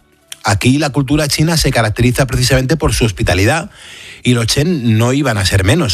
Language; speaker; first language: Spanish; native; Spanish